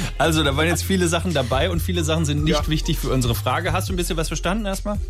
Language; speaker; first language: German; native; German